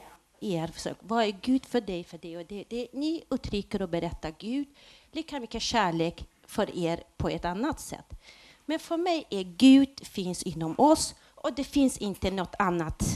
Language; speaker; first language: Swedish; non-native, local second language; Persian